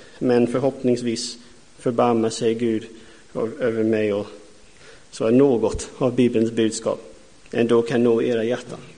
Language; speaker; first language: Swedish; non-native, fluent; English